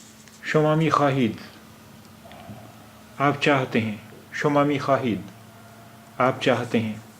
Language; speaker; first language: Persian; non-native, fluent; Urdu